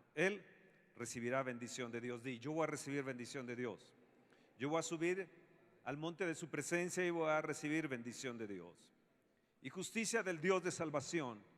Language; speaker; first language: Spanish; native; Spanish